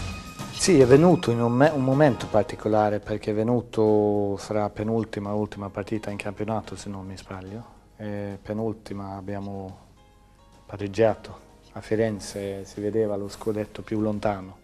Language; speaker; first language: Italian; non-native, fluent; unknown